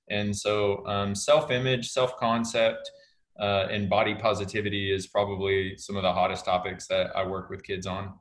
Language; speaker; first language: English; native; English